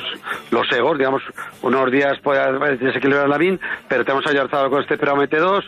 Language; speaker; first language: Spanish; native; Spanish